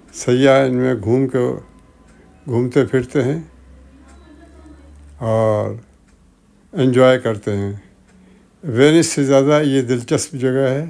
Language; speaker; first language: Urdu; native; Urdu